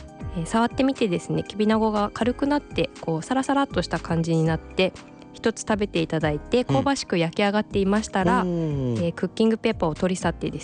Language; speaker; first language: Japanese; native; Japanese